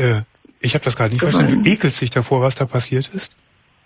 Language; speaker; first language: German; native; German